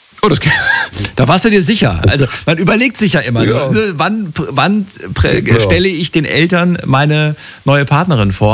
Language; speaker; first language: German; native; German